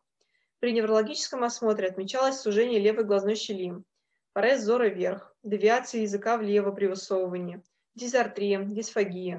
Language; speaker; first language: Russian; native; Russian